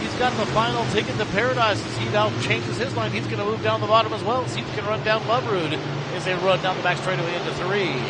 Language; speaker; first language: English; native; English